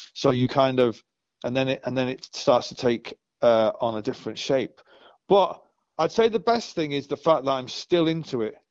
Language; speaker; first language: English; native; English